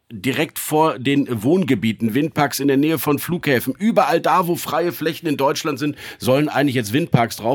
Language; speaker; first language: German; native; German